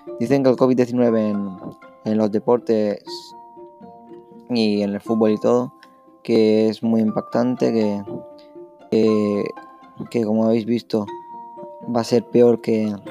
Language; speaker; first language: Spanish; early bilingual, other home language; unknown